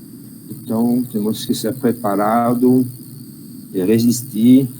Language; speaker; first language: Portuguese; non-native, learner; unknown